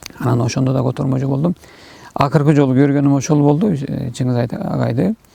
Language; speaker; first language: Kyrgyz; non-native, fluent; Turkish